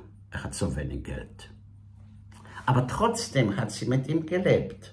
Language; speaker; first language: German; non-native, fluent; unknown